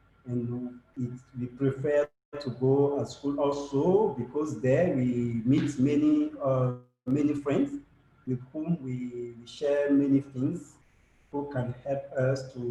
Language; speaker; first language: English; non-native, learner; French